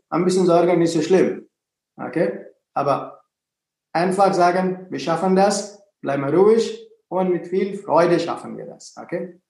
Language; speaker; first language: German; non-native, fluent; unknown